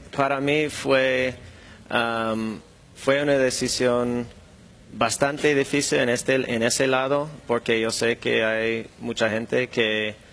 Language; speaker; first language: Spanish; non-native, fluent; English